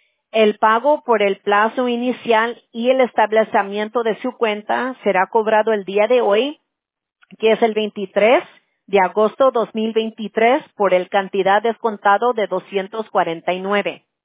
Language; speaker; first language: Spanish; early bilingual, heritage; Spanish